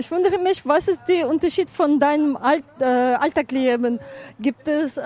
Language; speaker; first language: German; non-native, fluent; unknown